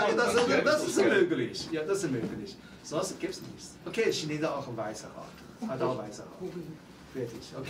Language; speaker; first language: German; non-native, fluent; Chinese